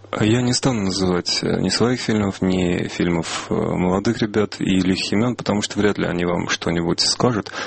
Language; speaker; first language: Russian; non-native, local second language; Armenian